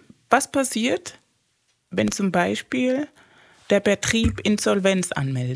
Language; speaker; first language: German; non-native, fluent; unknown